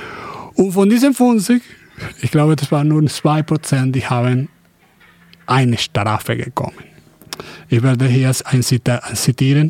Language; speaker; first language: German; non-native, fluent; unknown